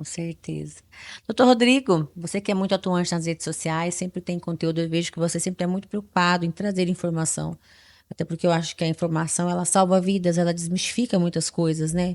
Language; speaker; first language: Portuguese; native; Portuguese